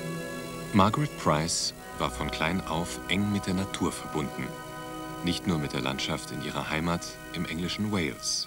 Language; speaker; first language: German; native; German